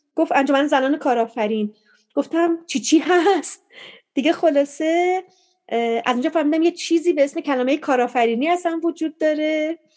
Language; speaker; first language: Persian; native; Persian